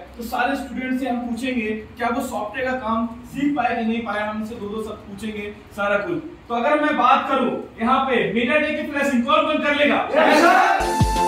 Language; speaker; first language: Hindi; native; Hindi